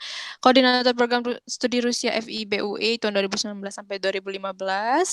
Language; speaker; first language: Indonesian; native; Indonesian